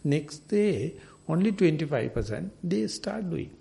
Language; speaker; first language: English; non-native, local second language; Sinhala